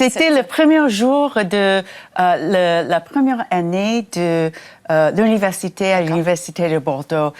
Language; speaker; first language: French; non-native, fluent; English